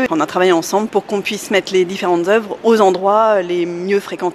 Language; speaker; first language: French; native; French